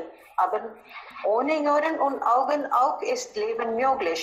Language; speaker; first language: German; non-native, learner; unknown